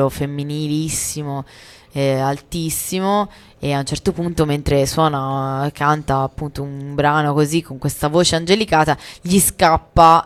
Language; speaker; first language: Italian; native; Italian